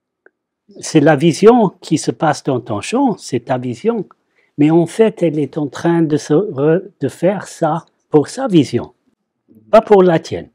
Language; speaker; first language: French; non-native, fluent; English